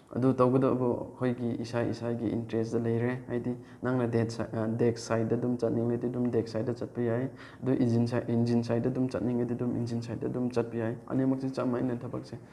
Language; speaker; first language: Manipuri; non-native, local second language; Rongmei Naga